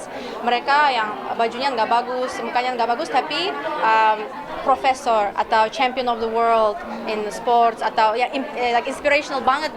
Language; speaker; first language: Indonesian; non-native, learner; Uyghur